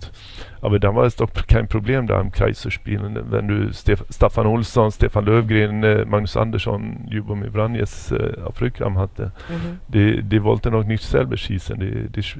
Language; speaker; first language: German; non-native, fluent; Swedish